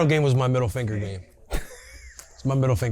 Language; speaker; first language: English; native; English